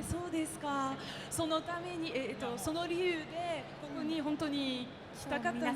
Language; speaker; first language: Japanese; non-native, fluent; French